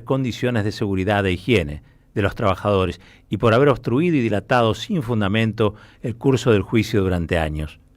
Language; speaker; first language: Spanish; native; Spanish